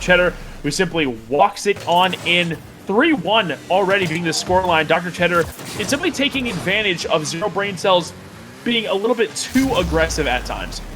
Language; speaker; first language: English; native; English